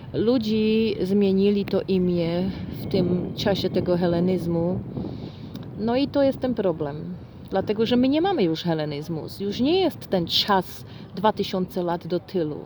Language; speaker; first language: Polish; non-native, fluent; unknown